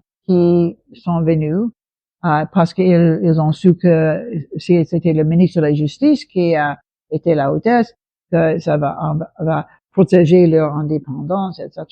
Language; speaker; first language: French; non-native, local second language; English